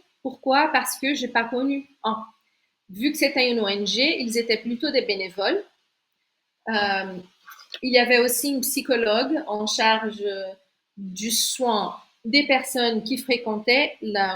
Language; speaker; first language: French; non-native, fluent; Portuguese